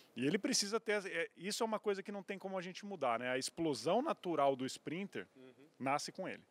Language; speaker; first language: Portuguese; native; Portuguese